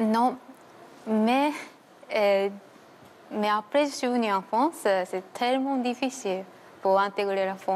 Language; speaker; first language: French; non-native, learner; Japanese